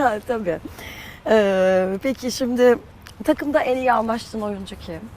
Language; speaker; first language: Turkish; native; Turkish